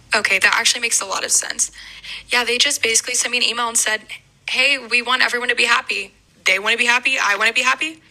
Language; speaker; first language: English; native; English